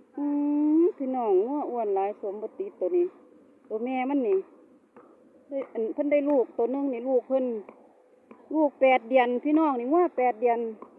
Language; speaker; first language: Thai; native; Thai